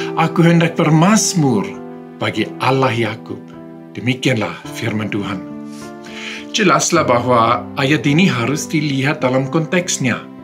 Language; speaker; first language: Indonesian; non-native, fluent; Swiss German